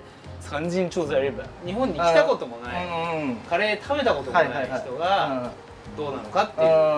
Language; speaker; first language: Japanese; native; Japanese